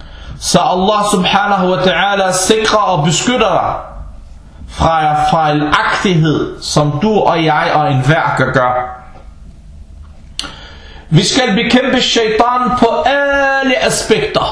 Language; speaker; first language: Danish; non-native, fluent; Arabic